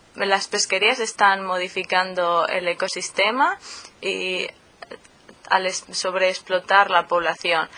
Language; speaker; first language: Spanish; native; Spanish